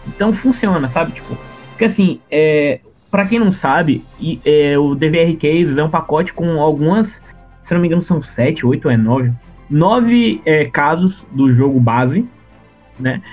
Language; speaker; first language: Portuguese; native; Portuguese